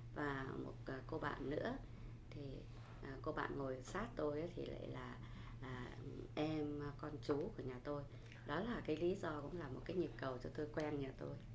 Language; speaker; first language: Vietnamese; native; Vietnamese